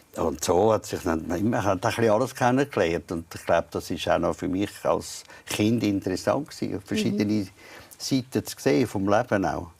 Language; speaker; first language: German; native; German